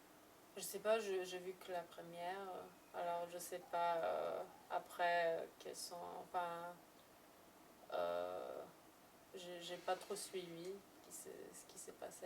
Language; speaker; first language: French; non-native, fluent; Serbian